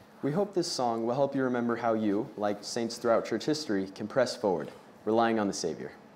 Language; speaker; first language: English; native; English